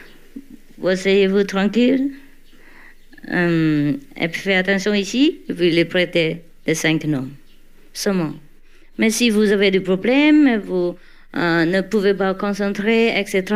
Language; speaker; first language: French; non-native, learner; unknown